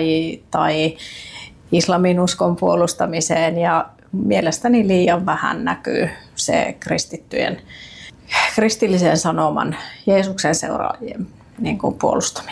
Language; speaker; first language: Finnish; native; Finnish